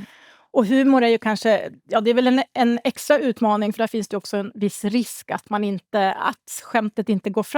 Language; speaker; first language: Swedish; native; Swedish